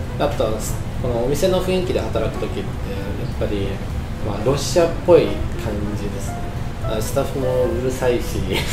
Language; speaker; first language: Japanese; non-native, fluent; Russian